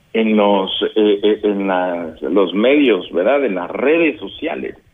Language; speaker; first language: Spanish; native; Spanish